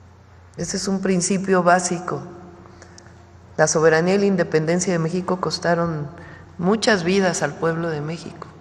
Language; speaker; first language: Spanish; native; Spanish